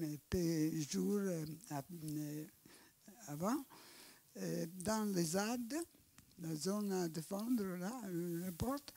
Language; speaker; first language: French; non-native, learner; Italian